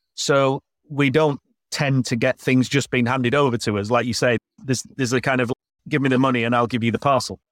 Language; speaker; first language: English; native; English